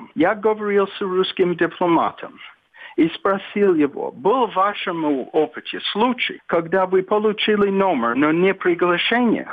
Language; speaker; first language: Russian; non-native, fluent; English